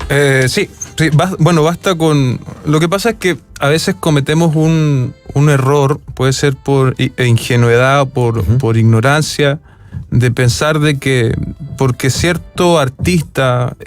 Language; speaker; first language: Spanish; native; Spanish